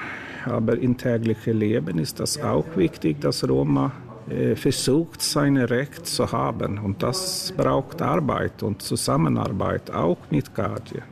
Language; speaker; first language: German; non-native, fluent; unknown